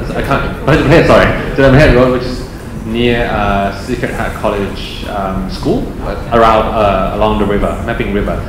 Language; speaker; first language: English; non-native, fluent; Thai